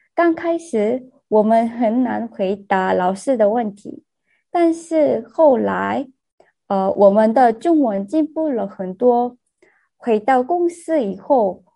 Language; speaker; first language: Chinese; non-native, learner; Korean